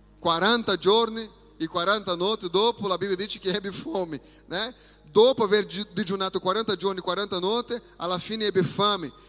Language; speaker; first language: Italian; non-native, fluent; Portuguese